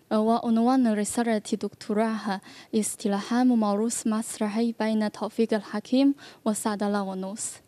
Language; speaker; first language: Arabic; non-native, learner; Chinese